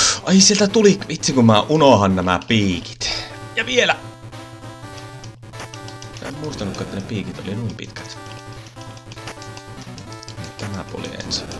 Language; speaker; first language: Finnish; native; Finnish